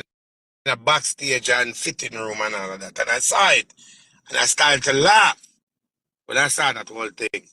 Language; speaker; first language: English; native; English